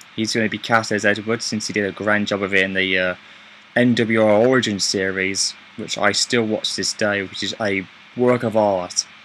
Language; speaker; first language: English; native; English